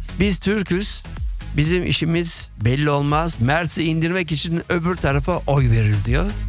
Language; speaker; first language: Turkish; early bilingual, heritage; Turkish